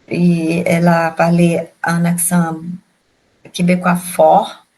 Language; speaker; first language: French; non-native, learner; Portuguese